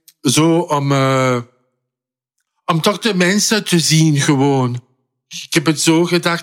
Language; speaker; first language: Dutch; non-native, fluent; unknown